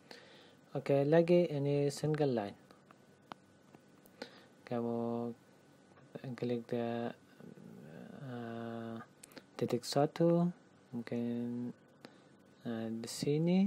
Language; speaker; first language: Indonesian; non-native, learner; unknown